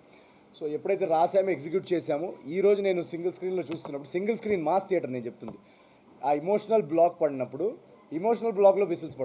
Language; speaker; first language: Telugu; native; Telugu